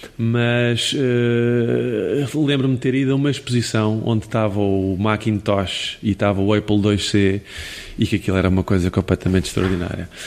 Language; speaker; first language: Portuguese; native; Portuguese